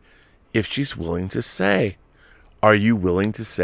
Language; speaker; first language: English; native; English